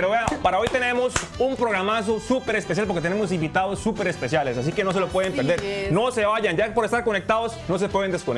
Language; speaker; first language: Spanish; native; Spanish